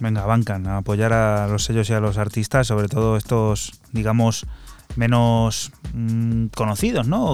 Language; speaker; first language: Spanish; native; Spanish